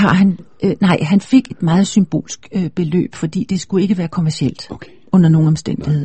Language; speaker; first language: Danish; native; Danish